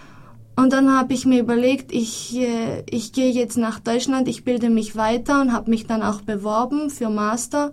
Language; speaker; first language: German; non-native, fluent; Greek